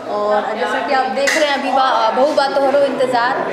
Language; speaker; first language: Hindi; native; Hindi